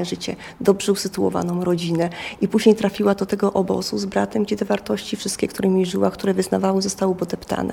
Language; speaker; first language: Polish; native; Polish